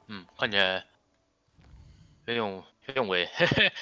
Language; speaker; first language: Chinese; native; Chinese